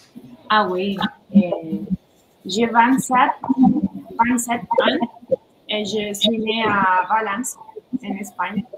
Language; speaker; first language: French; non-native, learner; Spanish